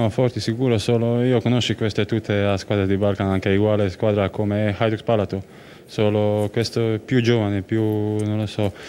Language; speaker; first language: Italian; non-native, learner; Croatian